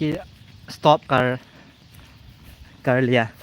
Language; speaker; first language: Hindi; non-native, local second language; Thado Chin